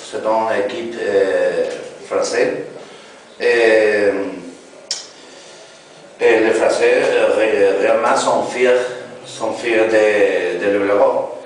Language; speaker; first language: French; non-native, learner; Spanish